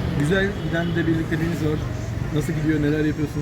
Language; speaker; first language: Turkish; native; Turkish